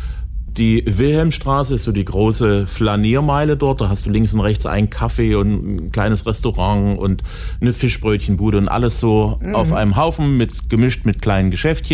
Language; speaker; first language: German; native; German